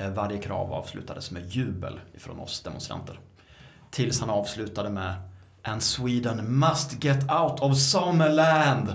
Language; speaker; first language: Swedish; native; Swedish